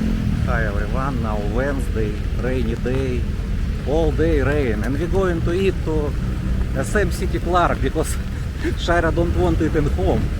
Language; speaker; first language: English; non-native, learner; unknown